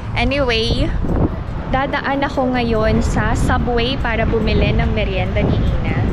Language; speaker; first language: Filipino; native; Filipino